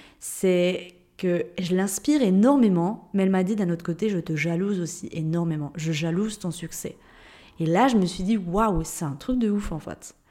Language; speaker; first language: French; native; French